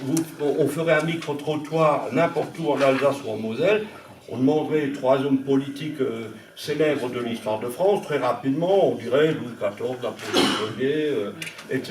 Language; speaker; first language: French; non-native, local second language; Swiss German